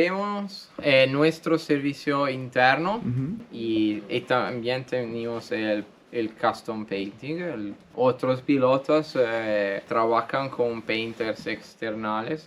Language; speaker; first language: Spanish; non-native, learner; Italian